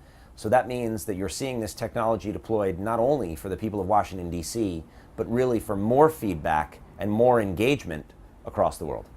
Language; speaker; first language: English; native; English